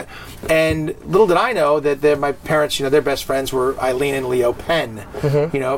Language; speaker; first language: English; native; English